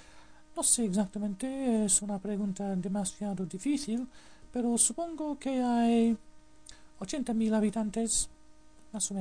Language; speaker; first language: Spanish; non-native, fluent; English